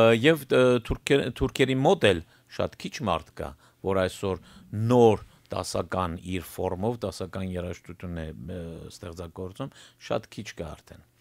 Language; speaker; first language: Armenian; early bilingual, heritage; Armenian